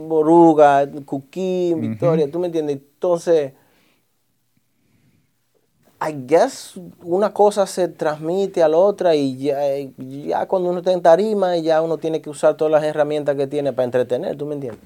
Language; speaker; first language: Spanish; early bilingual, heritage; Spanish